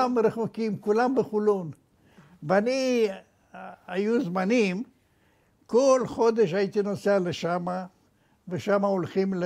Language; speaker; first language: Hebrew; non-native, fluent; Romanian